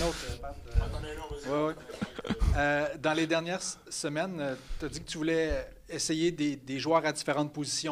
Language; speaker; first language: French; native; French